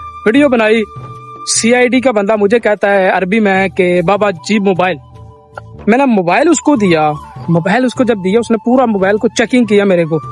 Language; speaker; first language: Urdu; non-native, local second language; Punjabi